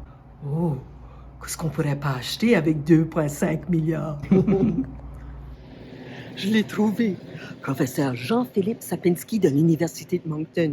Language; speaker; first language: French; native; French